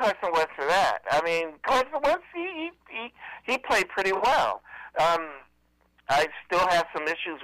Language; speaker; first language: English; native; English